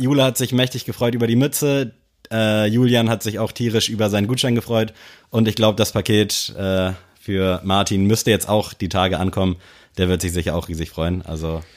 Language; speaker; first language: German; native; German